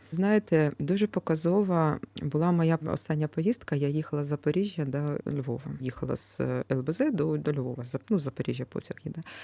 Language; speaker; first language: Ukrainian; native; Ukrainian